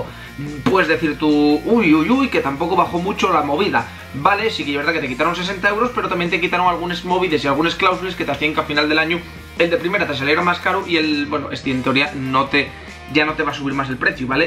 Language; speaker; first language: Spanish; native; Spanish